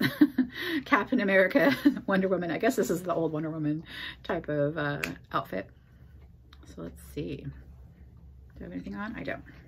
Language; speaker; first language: English; native; English